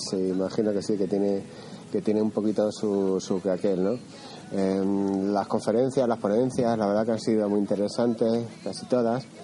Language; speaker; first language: Spanish; native; Spanish